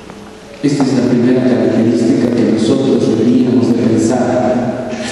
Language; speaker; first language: Spanish; native; Spanish